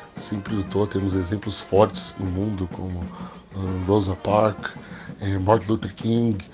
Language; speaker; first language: Portuguese; early bilingual, other home language; English